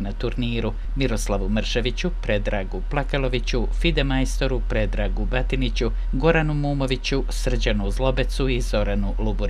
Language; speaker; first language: Serbian; native; Serbian